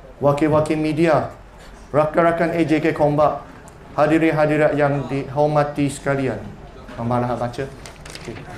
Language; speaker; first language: Malay; non-native, local second language; Chinese